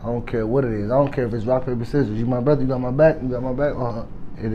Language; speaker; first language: English; native; English